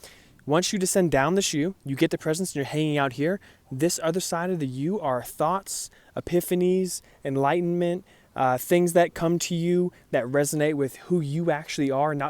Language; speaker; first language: English; native; English